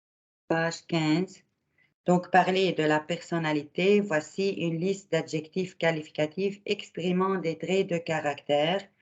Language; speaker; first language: French; non-native, fluent; Arabic